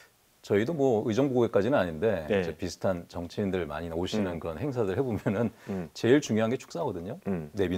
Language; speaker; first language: Korean; native; Korean